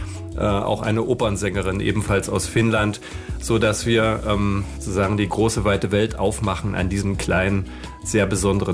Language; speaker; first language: German; native; German